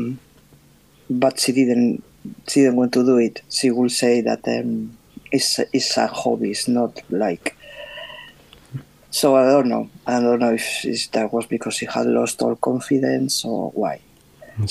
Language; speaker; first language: English; non-native, fluent; Spanish